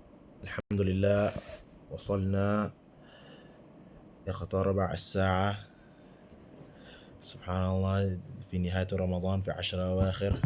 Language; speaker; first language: Arabic; non-native, fluent; English